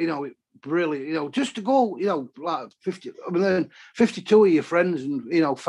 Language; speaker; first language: English; native; English